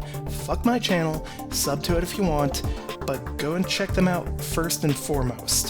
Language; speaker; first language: English; native; English